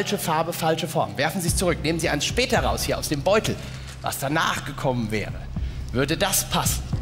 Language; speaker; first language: German; native; German